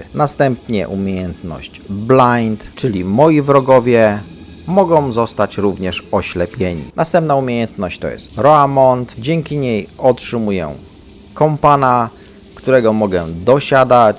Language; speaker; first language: Polish; native; Polish